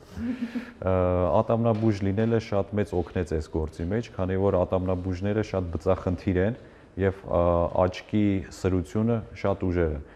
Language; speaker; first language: Armenian; native; Armenian